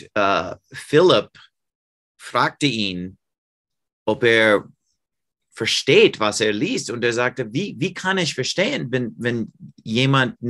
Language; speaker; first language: German; non-native, fluent; English